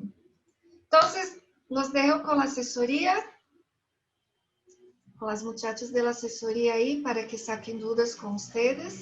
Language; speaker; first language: Spanish; non-native, fluent; Portuguese